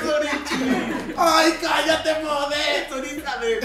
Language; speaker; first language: Spanish; native; Spanish